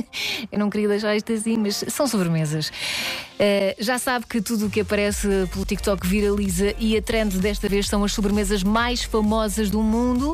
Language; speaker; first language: Portuguese; native; Portuguese